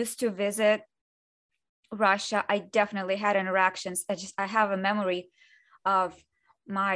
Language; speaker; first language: English; non-native, fluent; Russian